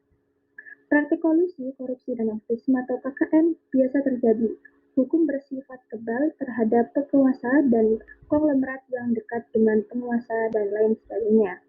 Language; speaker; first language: Indonesian; native; Indonesian